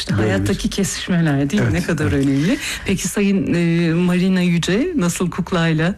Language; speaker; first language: Turkish; native; Turkish